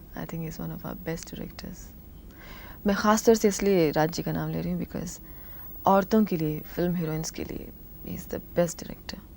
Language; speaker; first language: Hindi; non-native, local second language; Tamil